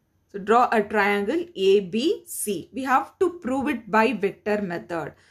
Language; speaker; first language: English; non-native, local second language; Tamil